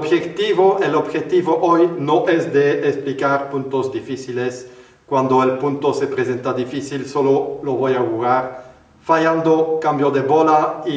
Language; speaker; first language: Spanish; non-native, fluent; French